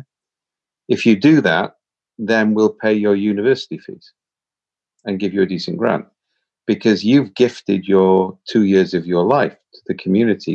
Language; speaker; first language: English; native; English